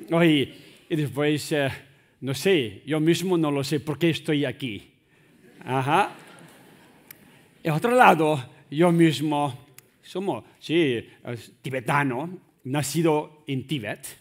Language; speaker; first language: Spanish; non-native, learner; Tibetan